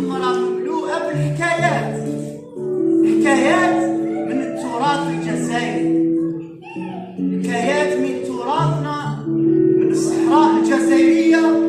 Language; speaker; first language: Arabic; native; Arabic